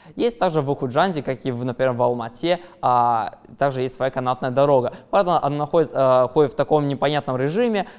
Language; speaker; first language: Russian; native; Russian